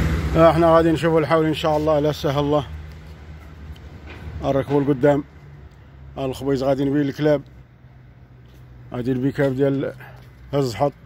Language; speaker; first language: Arabic; native; Arabic